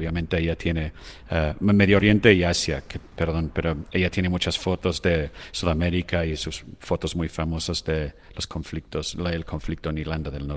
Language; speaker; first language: Spanish; non-native, fluent; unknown